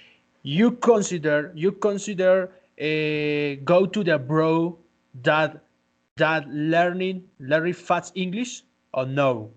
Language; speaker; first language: English; non-native, learner; Spanish